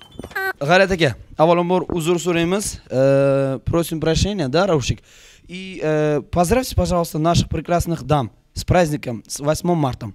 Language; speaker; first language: Russian; non-native, local second language; Uzbek